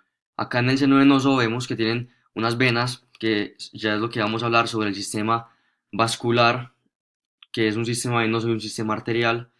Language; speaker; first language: Spanish; native; Spanish